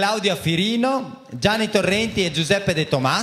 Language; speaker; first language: Italian; native; Italian